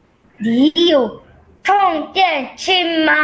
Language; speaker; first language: Chinese; non-native, learner; Korean